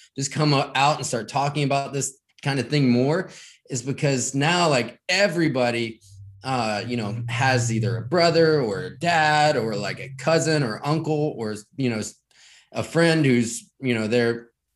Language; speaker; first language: English; native; English